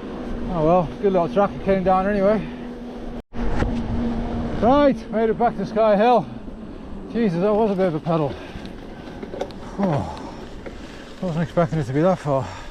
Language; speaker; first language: English; native; English